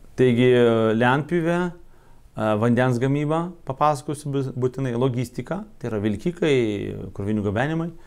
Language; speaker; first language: Lithuanian; non-native, local second language; Russian